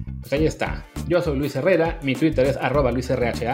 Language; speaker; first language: Spanish; native; Spanish